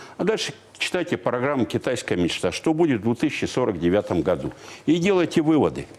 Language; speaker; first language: Russian; native; Russian